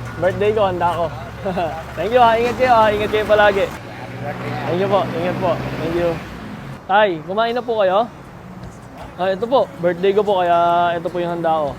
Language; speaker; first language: Filipino; native; Filipino